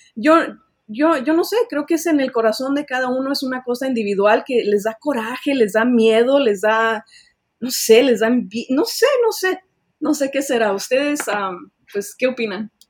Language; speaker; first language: Spanish; early bilingual, heritage; Spanish